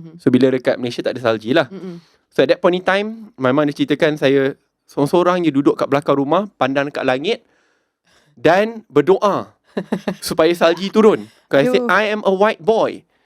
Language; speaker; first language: Malay; native; Malay